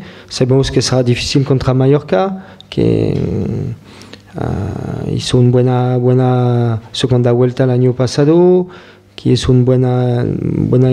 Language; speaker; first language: Spanish; non-native, fluent; French